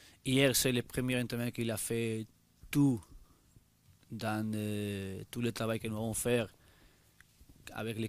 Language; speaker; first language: French; non-native, learner; Spanish